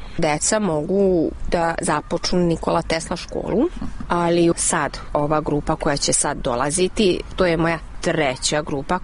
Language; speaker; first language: Serbian; non-native, local second language; Hungarian